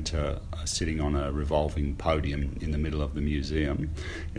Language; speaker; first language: English; native; English